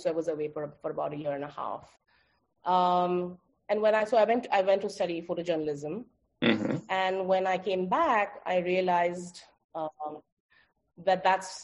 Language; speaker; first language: English; non-native, local second language; Bangla